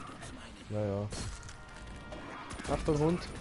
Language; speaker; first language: German; native; German